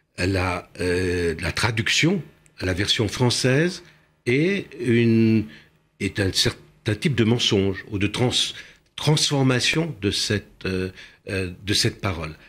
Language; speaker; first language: French; early bilingual, other home language; Romanian